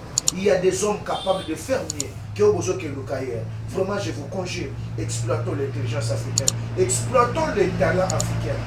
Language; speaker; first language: French; non-native, local second language; Lingala